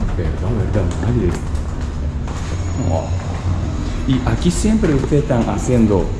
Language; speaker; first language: Spanish; non-native, learner; Japanese